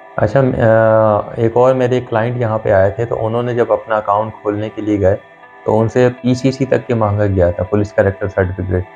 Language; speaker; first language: Urdu; non-native, local second language; Punjabi